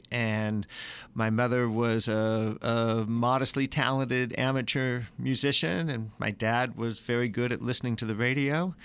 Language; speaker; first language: English; native; English